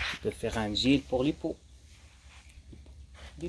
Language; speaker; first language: French; non-native, local second language; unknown